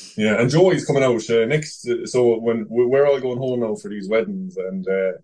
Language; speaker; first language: English; native; English